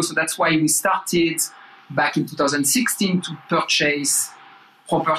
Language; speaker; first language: English; non-native, fluent; French